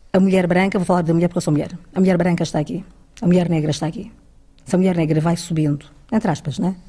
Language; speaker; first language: Portuguese; early bilingual, other home language; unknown